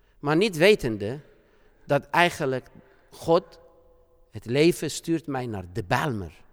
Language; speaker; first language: Dutch; non-native, fluent; Persian